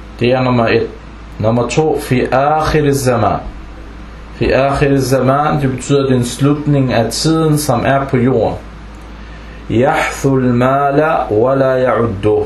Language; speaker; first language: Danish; non-native, fluent; Arabic